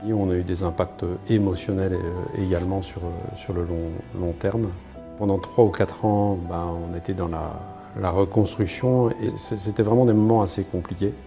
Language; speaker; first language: French; native; French